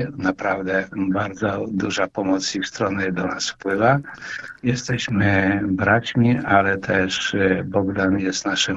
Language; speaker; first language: Polish; non-native, local second language; Ukrainian